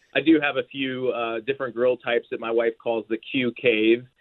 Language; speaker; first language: English; native; English